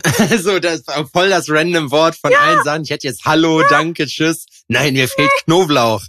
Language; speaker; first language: German; native; German